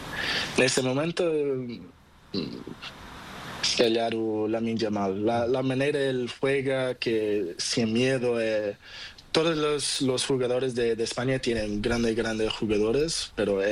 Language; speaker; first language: Spanish; non-native, learner; Portuguese